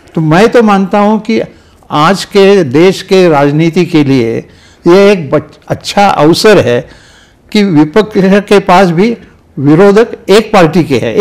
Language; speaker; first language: Hindi; non-native, local second language; Marathi